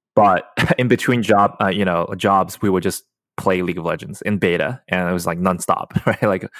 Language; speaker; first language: English; early bilingual, other home language; Chinese